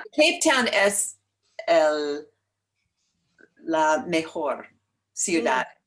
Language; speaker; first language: Spanish; non-native, learner; English